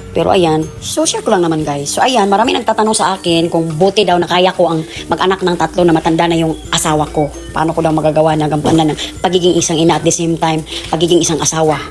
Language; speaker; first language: Filipino; non-native, local second language; Cebuano